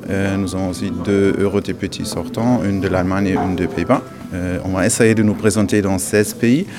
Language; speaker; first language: French; non-native, fluent; German